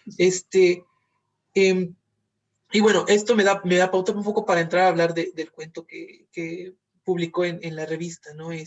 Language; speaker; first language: Spanish; native; Spanish